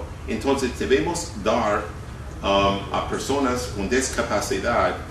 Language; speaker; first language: Spanish; non-native, fluent; English